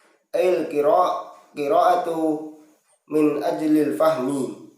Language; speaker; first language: Arabic; non-native, learner; Indonesian